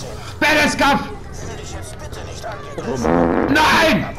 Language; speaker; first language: German; native; German